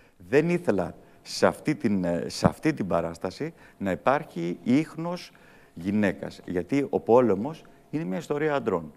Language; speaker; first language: Greek; early bilingual, heritage; Greek